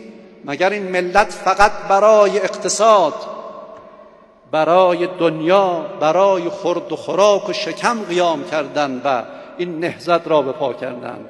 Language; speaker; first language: Persian; native; Persian